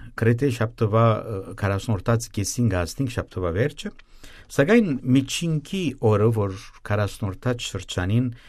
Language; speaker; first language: Armenian; native; Armenian